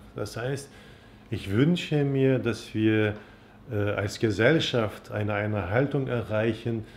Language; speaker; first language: German; non-native, fluent; Turkish